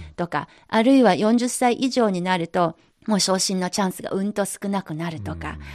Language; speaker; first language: Japanese; non-native, fluent; Chinese